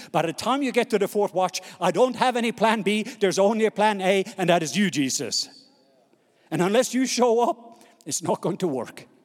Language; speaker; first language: English; non-native, fluent; Norwegian